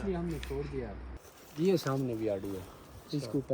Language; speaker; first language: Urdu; non-native, local second language; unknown